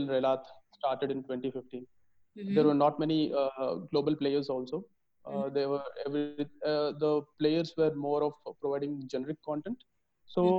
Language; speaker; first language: English; non-native, local second language; Telugu